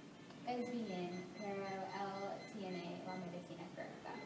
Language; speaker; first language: Spanish; non-native, learner; English